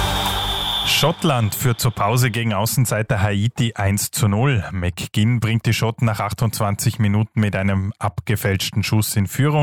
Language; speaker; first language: German; native; German